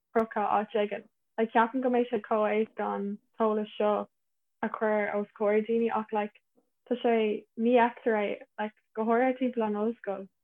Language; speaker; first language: Irish; non-native, local second language; English